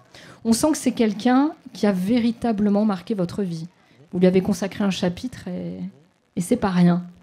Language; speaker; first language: French; native; French